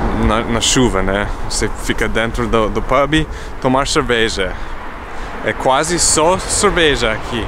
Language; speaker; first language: Portuguese; non-native, fluent; English